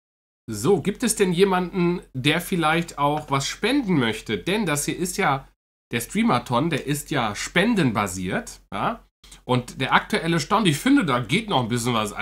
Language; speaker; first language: German; native; German